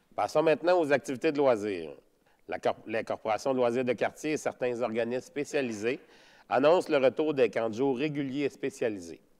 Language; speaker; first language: French; native; French